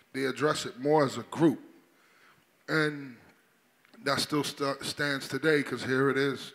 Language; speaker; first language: English; native; English